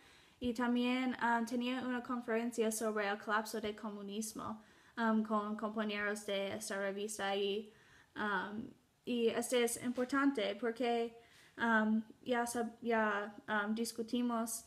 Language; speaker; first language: Spanish; non-native, learner; English